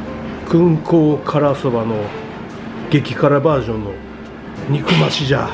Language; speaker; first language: Japanese; native; Japanese